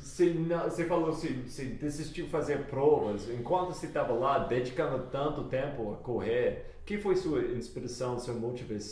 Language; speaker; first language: Portuguese; non-native, fluent; English